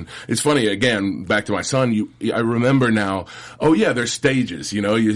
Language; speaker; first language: English; native; English